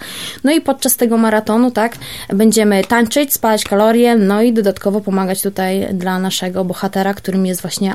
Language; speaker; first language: Polish; native; Polish